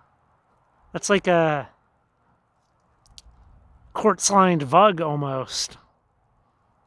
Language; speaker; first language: English; native; English